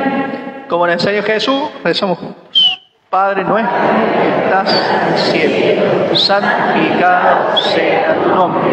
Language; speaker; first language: Spanish; native; Spanish